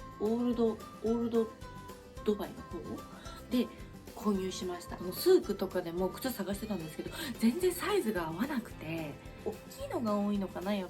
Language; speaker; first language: Japanese; native; Japanese